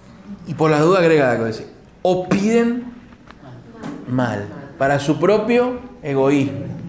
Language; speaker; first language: Spanish; native; Spanish